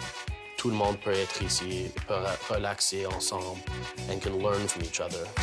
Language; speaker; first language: French; non-native, local second language; English